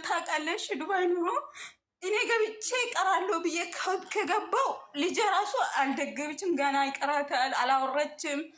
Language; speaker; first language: Amharic; non-native, local second language; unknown